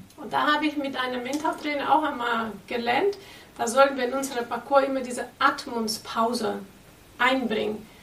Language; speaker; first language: German; non-native, fluent; Portuguese